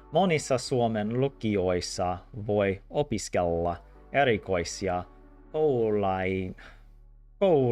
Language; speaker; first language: Finnish; non-native, learner; English